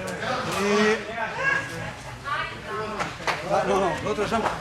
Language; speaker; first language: French; non-native, learner; Portuguese